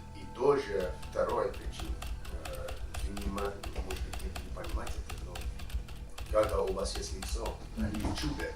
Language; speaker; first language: Russian; non-native, learner; English